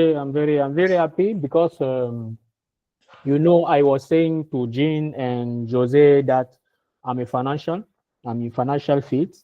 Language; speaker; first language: English; non-native, learner; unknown